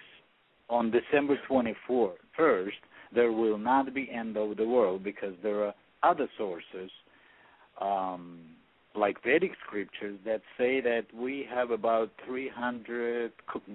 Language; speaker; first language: English; non-native, fluent; Russian